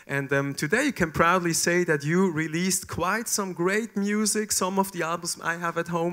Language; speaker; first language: English; non-native, fluent; German